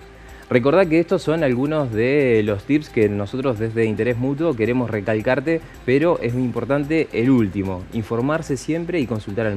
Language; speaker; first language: Spanish; native; Spanish